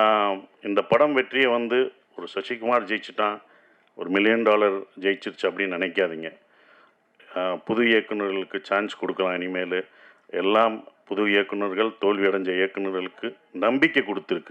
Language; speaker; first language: Tamil; native; Tamil